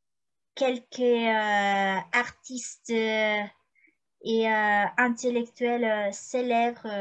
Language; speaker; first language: French; non-native, fluent; Spanish